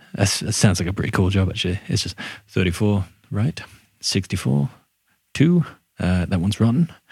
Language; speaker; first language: English; native; English